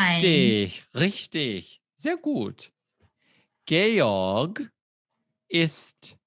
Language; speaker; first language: German; non-native, fluent; English